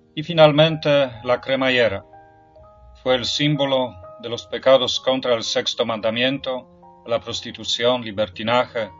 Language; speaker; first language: Spanish; non-native, fluent; Polish